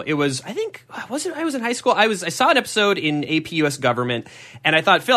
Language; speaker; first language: English; native; English